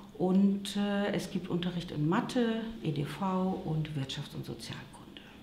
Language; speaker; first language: German; native; German